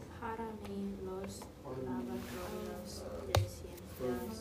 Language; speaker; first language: Spanish; non-native, learner; English